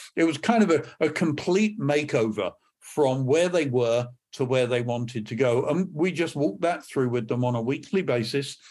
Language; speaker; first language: English; native; English